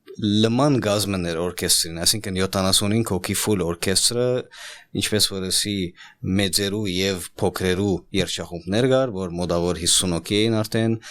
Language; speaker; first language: Armenian; native; Armenian